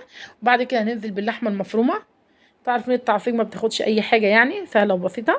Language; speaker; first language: Arabic; native; Arabic